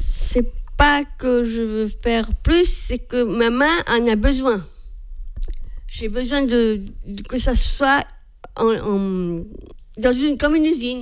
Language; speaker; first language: French; native; French